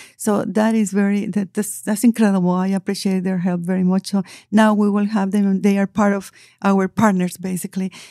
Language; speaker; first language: English; non-native, fluent; Spanish